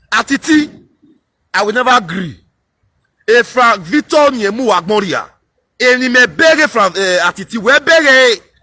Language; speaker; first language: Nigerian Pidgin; non-native, local second language; Bini